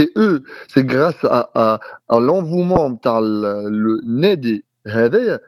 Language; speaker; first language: French; non-native, local second language; Arabic